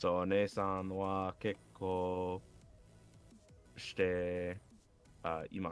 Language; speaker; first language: Japanese; non-native, learner; English